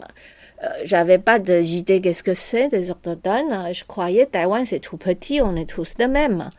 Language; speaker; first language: French; non-native, fluent; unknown